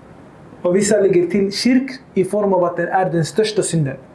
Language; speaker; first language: Swedish; early bilingual, other home language; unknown